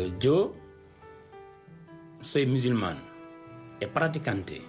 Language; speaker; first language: Spanish; non-native, learner; Wolof